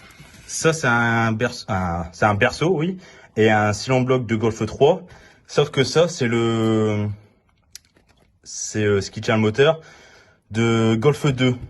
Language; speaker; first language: French; native; French